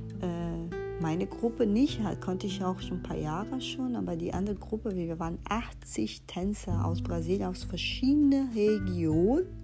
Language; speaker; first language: German; non-native, fluent; Portuguese